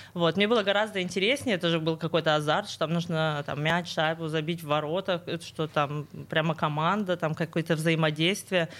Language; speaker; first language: Russian; native; Russian